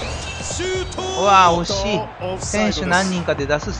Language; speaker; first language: Japanese; native; Japanese